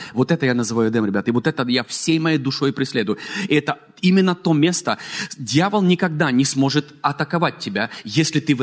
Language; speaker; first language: Russian; native; Russian